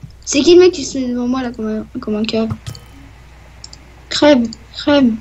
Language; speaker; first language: French; native; French